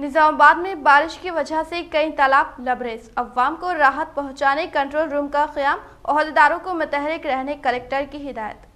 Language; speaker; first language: Urdu; native; Urdu